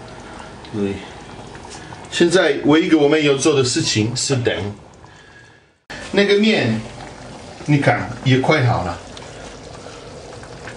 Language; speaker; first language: Chinese; non-native, fluent; Italian